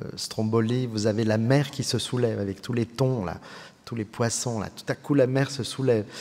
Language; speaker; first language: French; native; French